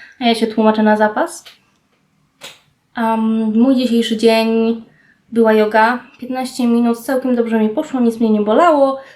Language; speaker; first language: Polish; native; Polish